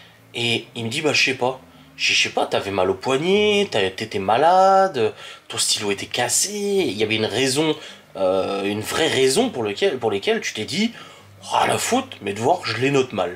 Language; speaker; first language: French; native; French